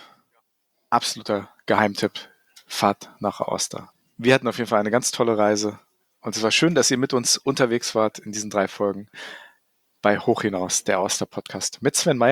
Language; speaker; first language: German; native; German